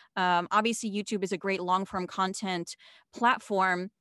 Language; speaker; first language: English; non-native, fluent; German